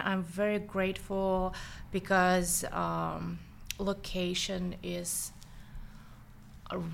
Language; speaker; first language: English; non-native, fluent; Russian